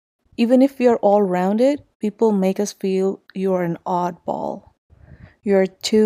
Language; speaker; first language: English; non-native, local second language; Urdu